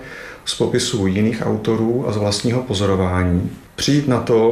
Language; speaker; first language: Czech; native; Czech